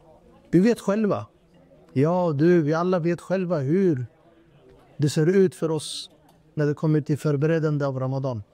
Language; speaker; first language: Swedish; non-native, fluent; Urdu